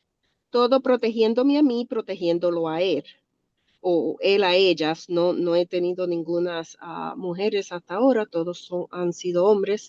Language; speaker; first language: Spanish; early bilingual, other home language; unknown